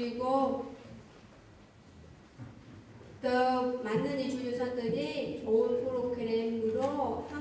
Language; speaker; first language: Korean; non-native, learner; Vietnamese